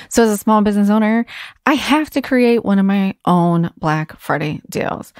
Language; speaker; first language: English; native; English